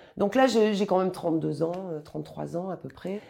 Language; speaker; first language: French; native; French